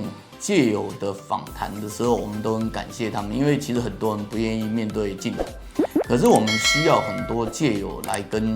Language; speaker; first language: Chinese; native; Chinese